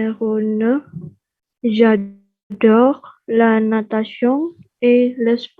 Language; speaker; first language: French; non-native, learner; Indonesian